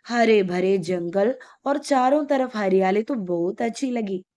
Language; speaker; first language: Hindi; non-native, local second language; Malayalam